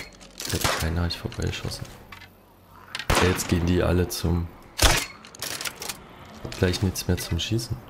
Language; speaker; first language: German; native; German